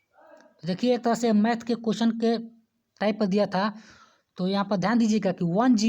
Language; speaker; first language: Hindi; native; Hindi